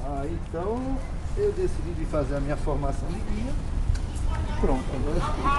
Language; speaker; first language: Portuguese; non-native, fluent; French